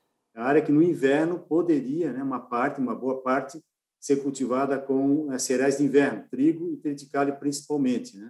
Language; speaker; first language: Portuguese; native; Portuguese